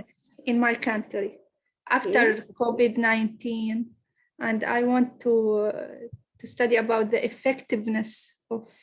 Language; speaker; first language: English; non-native, learner; Arabic